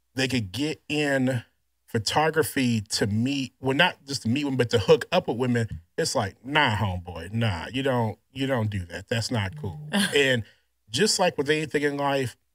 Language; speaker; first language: English; native; English